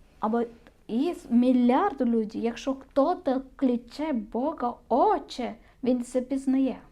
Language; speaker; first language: Ukrainian; non-native, learner; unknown